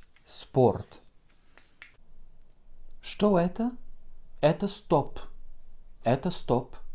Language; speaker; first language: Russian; non-native, fluent; French